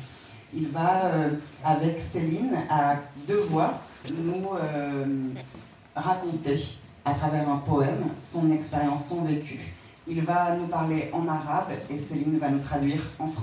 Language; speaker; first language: French; native; French